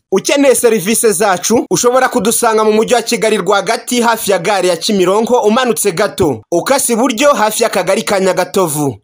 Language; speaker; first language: Kinyarwanda; native; Kinyarwanda